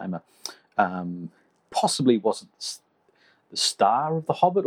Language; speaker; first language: English; native; English